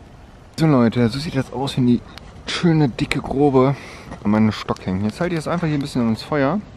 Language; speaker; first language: German; native; German